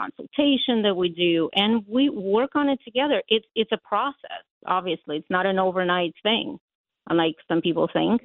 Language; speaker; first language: English; non-native, fluent; Latvian